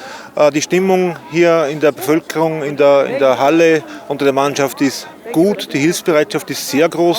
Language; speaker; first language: German; native; German